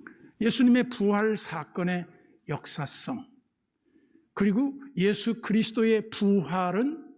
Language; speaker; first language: Korean; native; Korean